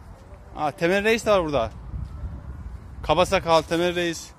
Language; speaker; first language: Turkish; native; Turkish